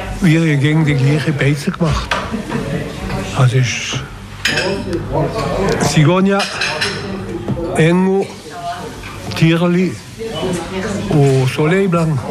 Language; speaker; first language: German; non-native, local second language; French